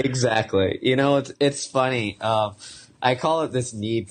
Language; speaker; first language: English; native; English